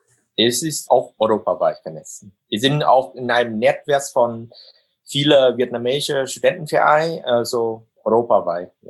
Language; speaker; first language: German; non-native, fluent; Vietnamese